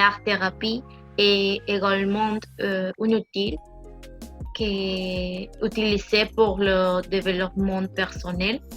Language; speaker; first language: French; non-native, learner; Spanish